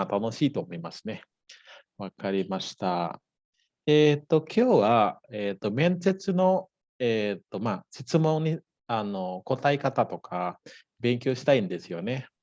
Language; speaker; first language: Japanese; non-native, fluent; Indonesian